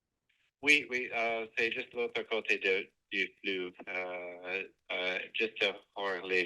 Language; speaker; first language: French; non-native, fluent; English